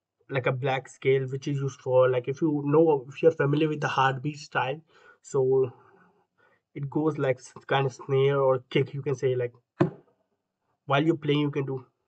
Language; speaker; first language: English; non-native, local second language; Hindi